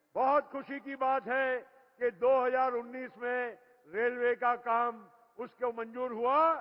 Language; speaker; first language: Hindi; non-native, local second language; Marathi